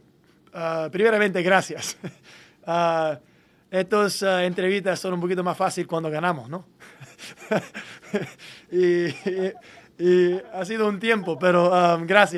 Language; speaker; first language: Spanish; non-native, fluent; English